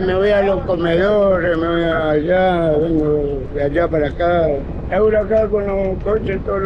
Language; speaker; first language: Spanish; native; Spanish